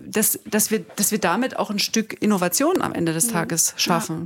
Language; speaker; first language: German; native; German